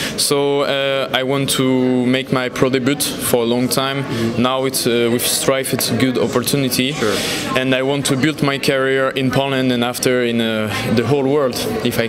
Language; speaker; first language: English; non-native, learner; French